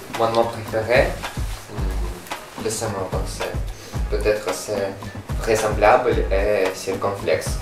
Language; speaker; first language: French; non-native, learner; Russian